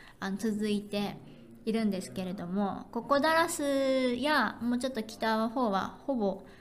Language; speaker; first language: Japanese; native; Japanese